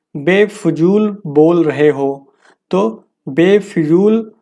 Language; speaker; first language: Hindi; native; Hindi